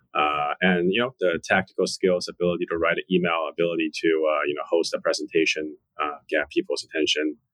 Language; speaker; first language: English; non-native, fluent; Chinese